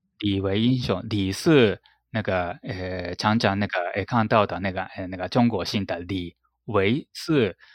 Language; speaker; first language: Chinese; non-native, fluent; Japanese